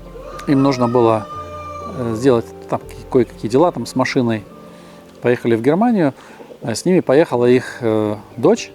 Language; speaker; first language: Russian; native; Russian